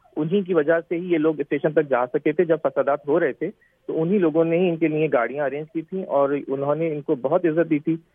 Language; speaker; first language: Urdu; native; Urdu